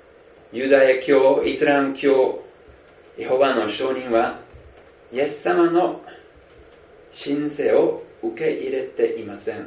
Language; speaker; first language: Japanese; non-native, fluent; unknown